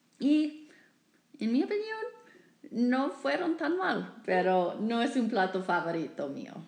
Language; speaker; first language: Spanish; non-native, fluent; English